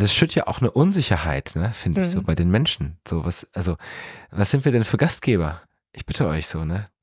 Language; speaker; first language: German; native; German